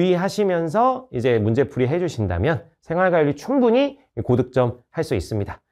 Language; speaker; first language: Korean; native; Korean